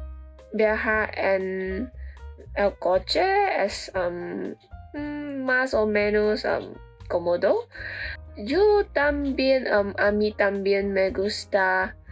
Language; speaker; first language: Spanish; non-native, learner; Malay